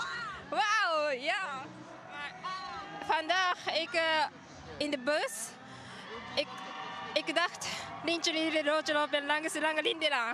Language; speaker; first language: Dutch; non-native, learner; Japanese